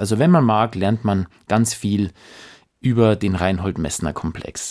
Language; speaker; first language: German; native; German